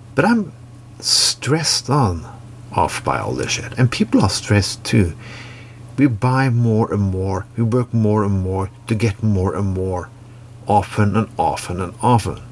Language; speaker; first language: English; non-native, fluent; Norwegian